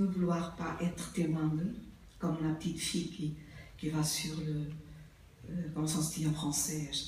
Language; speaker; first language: French; non-native, fluent; Portuguese